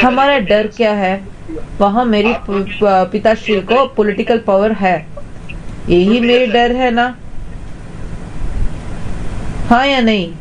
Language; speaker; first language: Hindi; non-native, local second language; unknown